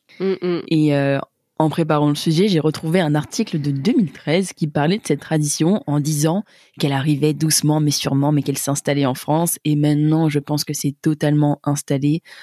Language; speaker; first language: French; native; French